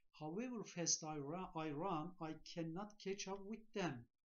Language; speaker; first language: English; non-native, fluent; Turkish